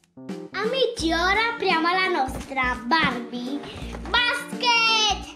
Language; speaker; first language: Italian; early bilingual, other home language; Spanish